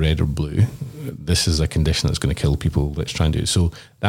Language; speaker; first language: English; native; English